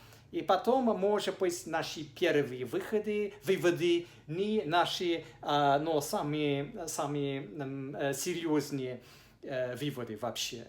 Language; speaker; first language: Russian; non-native, fluent; English